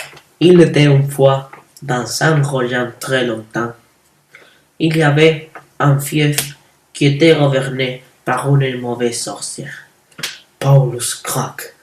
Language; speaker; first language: French; non-native, learner; Spanish